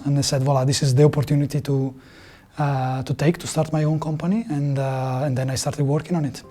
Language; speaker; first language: English; non-native, fluent; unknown